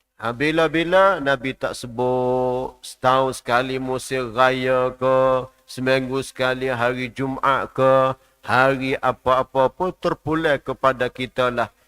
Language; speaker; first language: Malay; native; Malay